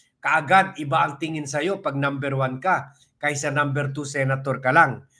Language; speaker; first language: Filipino; native; Filipino